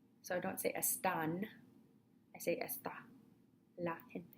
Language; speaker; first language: Spanish; non-native, fluent; English